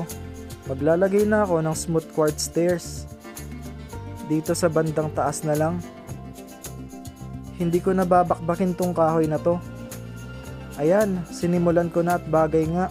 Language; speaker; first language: Filipino; native; Filipino